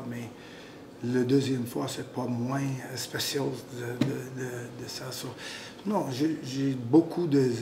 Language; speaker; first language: French; non-native, local second language; English